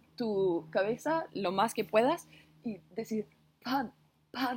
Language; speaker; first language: Spanish; non-native, learner; English